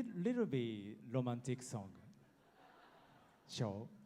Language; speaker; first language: English; non-native, learner; Japanese